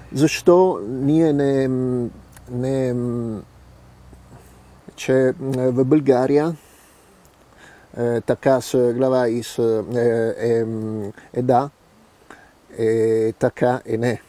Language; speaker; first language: Bulgarian; non-native, learner; Italian